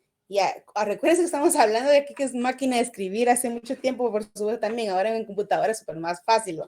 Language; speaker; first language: Spanish; native; Spanish